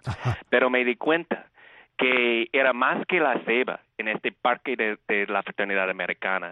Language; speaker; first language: Spanish; non-native, fluent; English